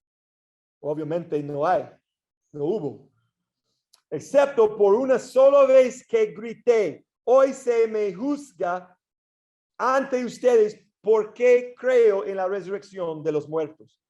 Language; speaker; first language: Spanish; non-native, fluent; English